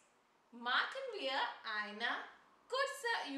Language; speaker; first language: German; non-native, learner; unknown